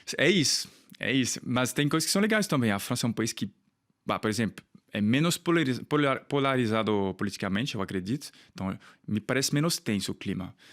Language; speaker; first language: Portuguese; non-native, fluent; French